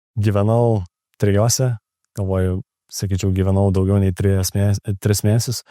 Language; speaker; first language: Lithuanian; native; Lithuanian